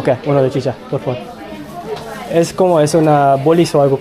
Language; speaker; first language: Spanish; non-native, learner; English